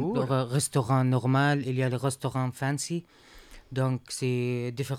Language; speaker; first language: French; non-native, learner; Arabic